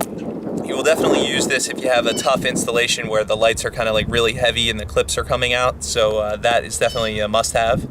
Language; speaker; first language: English; native; English